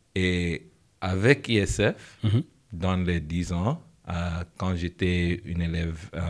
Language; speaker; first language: French; non-native, learner; English